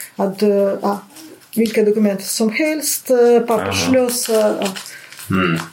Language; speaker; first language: Swedish; non-native, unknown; Russian